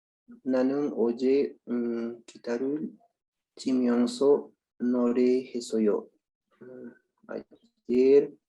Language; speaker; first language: Korean; non-native, learner; Spanish